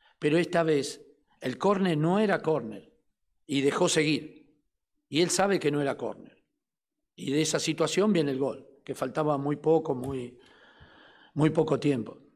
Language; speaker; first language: Spanish; native; Spanish